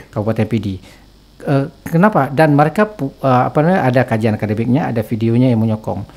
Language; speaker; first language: Indonesian; non-native, local second language; Achinese